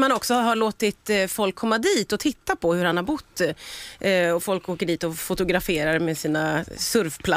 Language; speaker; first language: Swedish; native; Swedish